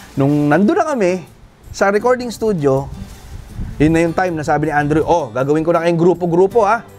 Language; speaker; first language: Filipino; native; Filipino